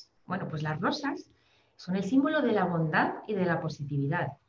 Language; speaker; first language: Spanish; native; Spanish